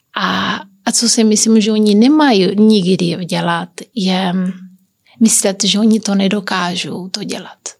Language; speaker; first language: Czech; non-native, learner; Kabuverdianu